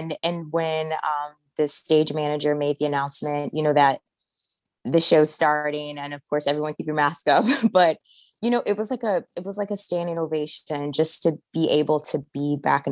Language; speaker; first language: English; native; English